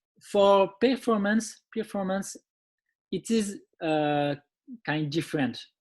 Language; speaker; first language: English; non-native, learner; French